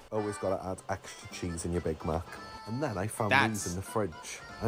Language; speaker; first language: English; native; English